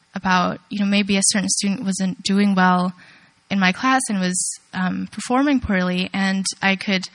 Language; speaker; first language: English; early bilingual, other home language; Chinese